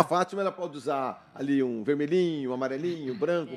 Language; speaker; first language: Portuguese; native; Portuguese